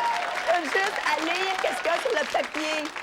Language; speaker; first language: French; native; French